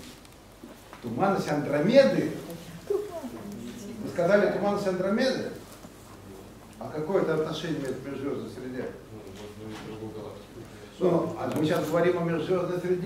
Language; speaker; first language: Russian; native; Russian